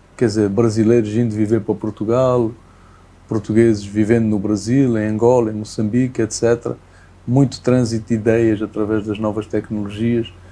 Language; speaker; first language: Portuguese; native; Portuguese